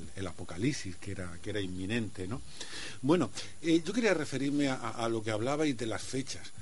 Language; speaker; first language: Spanish; native; Spanish